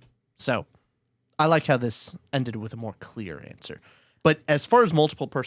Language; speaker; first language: English; native; English